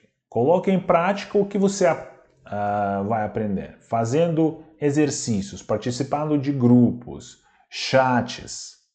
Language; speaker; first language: Portuguese; non-native, fluent; Russian